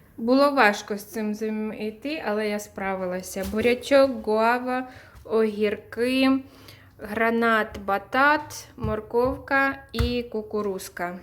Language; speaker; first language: Ukrainian; native; Ukrainian